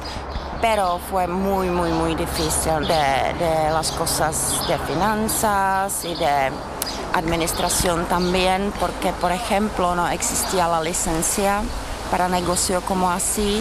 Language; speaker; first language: Spanish; non-native, fluent; Czech